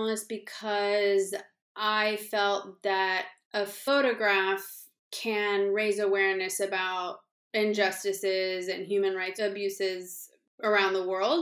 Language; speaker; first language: English; native; English